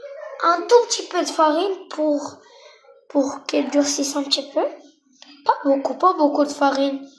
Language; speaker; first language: French; non-native, local second language; Arabic